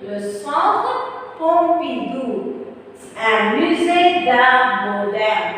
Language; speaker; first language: French; non-native, fluent; Tamil